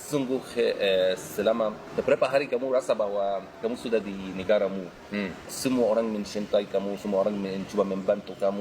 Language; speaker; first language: Indonesian; non-native, fluent; Arabic